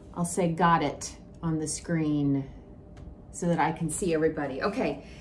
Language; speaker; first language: English; native; English